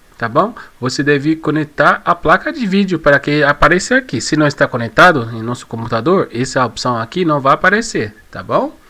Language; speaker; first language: Portuguese; non-native, fluent; Haitian Creole